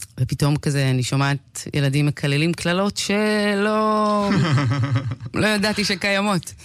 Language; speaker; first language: Hebrew; early bilingual, other home language; Amharic